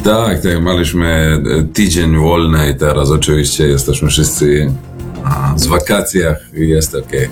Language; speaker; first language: Polish; non-native, learner; Serbian